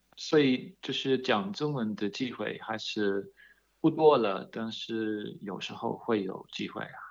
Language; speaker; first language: Chinese; non-native, fluent; English